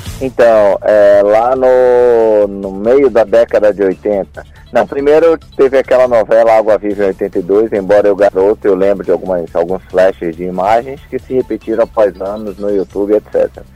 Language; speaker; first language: Portuguese; native; Portuguese